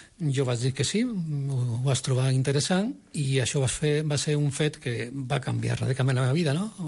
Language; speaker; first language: Catalan; non-native, local second language; Spanish